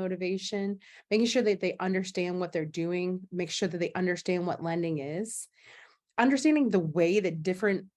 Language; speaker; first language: English; native; English